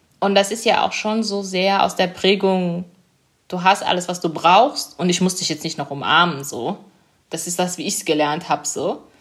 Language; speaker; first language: German; early bilingual, other home language; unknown